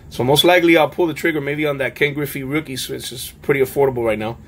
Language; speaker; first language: English; native; English